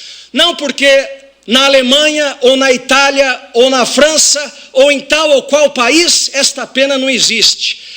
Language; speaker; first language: Portuguese; native; Portuguese